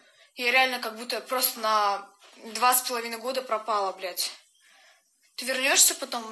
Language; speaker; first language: Russian; native; Russian